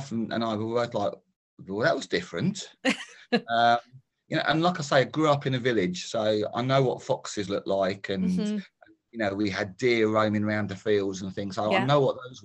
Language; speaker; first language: English; native; English